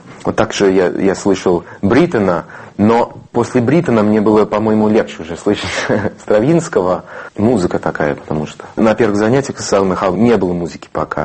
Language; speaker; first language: Russian; non-native, fluent; English